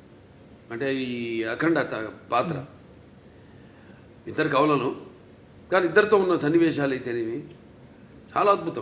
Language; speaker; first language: Telugu; native; Telugu